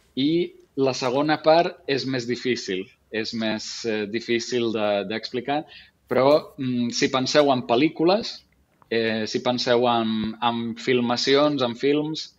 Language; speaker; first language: Catalan; non-native, local second language; Spanish